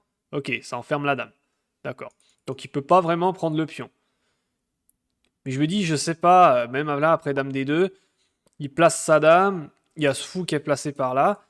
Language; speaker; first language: French; native; French